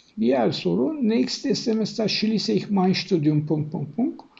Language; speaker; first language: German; non-native, fluent; Turkish